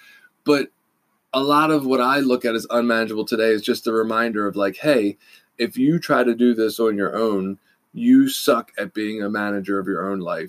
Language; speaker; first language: English; native; English